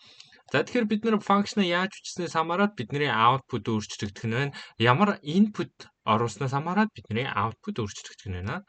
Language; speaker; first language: Mongolian; native; Mongolian